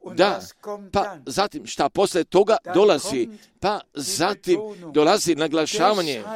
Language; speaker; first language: Croatian; early bilingual, heritage; Croatian